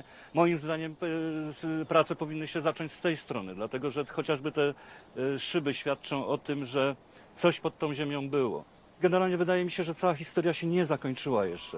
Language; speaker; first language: Polish; native; Polish